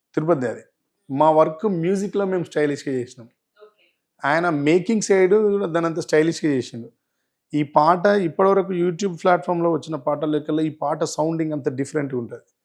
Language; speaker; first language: Telugu; native; Telugu